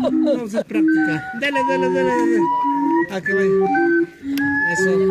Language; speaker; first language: Spanish; native; Spanish